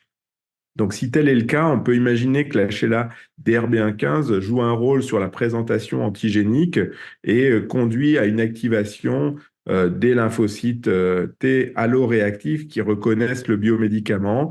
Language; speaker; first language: French; native; French